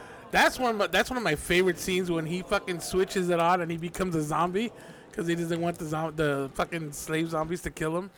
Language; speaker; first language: English; early bilingual, other home language; Spanish